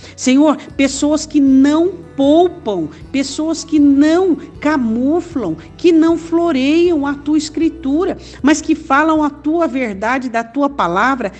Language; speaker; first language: Portuguese; native; Portuguese